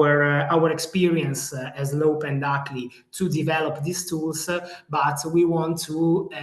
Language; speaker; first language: English; non-native, fluent; Italian